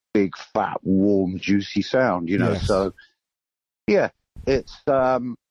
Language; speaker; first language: English; native; English